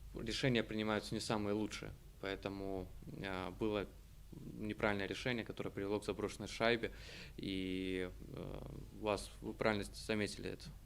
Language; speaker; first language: Russian; native; Russian